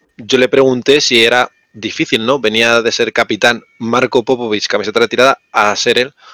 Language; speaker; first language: Spanish; native; Spanish